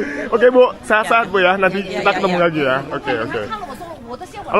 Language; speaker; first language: Indonesian; non-native, fluent; Chinese